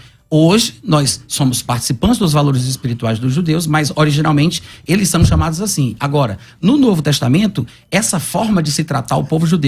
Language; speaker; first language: Portuguese; native; Portuguese